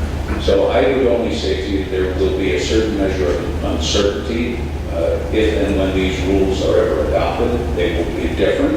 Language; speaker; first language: English; native; English